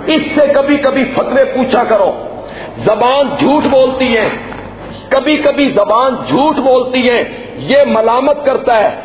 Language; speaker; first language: Urdu; non-native, local second language; Punjabi